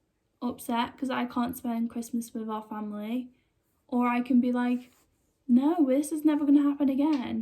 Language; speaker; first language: English; native; English